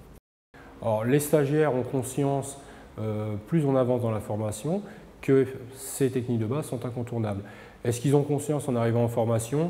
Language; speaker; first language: French; native; French